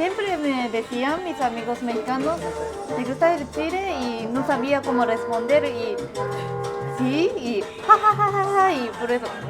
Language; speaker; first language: Spanish; non-native, fluent; Japanese